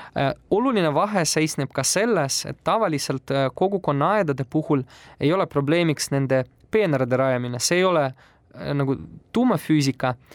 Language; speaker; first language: Estonian; non-native, local second language; Russian